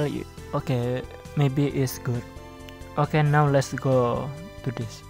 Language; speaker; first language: English; non-native, learner; Indonesian